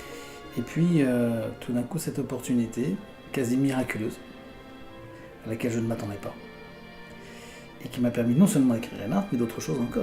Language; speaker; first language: French; native; French